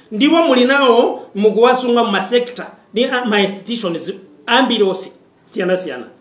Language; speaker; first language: Nyanja; non-native, fluent; Kinyarwanda